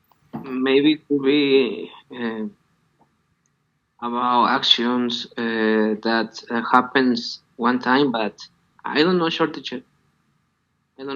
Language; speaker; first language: English; non-native, learner; Spanish